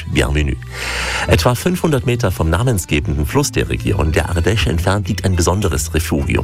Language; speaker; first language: German; native; German